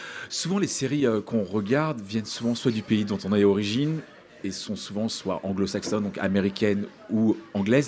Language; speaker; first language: French; native; French